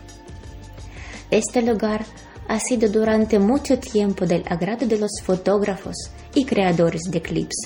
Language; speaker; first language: Spanish; non-native, fluent; Ukrainian